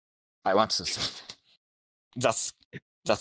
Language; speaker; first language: English; non-native, learner; Japanese